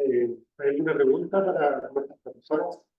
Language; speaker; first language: Spanish; native; Spanish